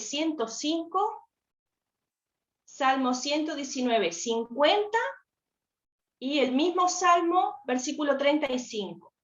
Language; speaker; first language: Spanish; native; Spanish